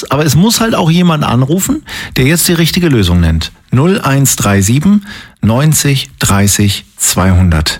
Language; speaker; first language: German; native; German